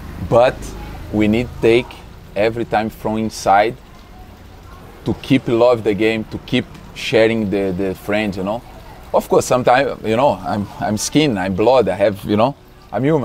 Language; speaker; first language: English; non-native, learner; Portuguese